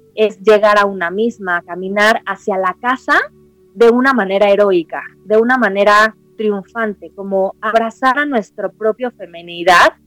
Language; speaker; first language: Spanish; native; Spanish